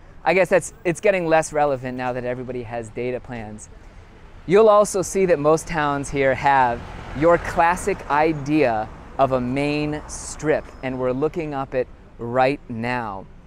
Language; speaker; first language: English; native; English